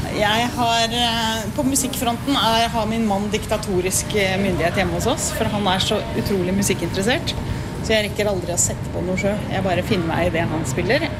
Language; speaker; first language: Norwegian; native; Norwegian